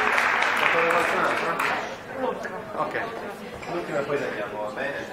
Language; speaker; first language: Italian; native; Italian